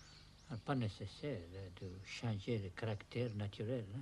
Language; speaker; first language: French; non-native, fluent; Japanese